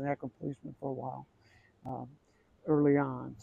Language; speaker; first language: English; native; English